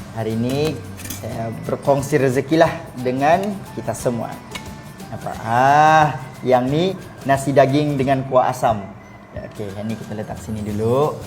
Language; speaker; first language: Malay; native; Malay